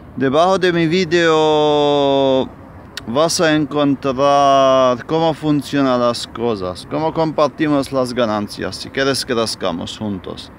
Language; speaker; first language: Spanish; non-native, fluent; Romanian